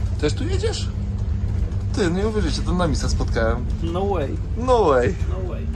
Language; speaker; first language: Polish; native; Polish